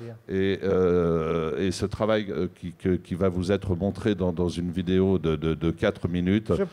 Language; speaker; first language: French; native; French